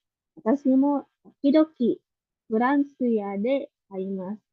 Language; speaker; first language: Japanese; non-native, fluent; Indonesian